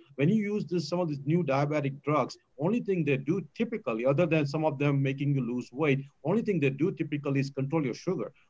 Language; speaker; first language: English; non-native, local second language; Gujarati